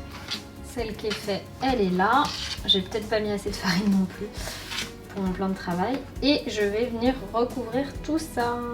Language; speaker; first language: French; native; French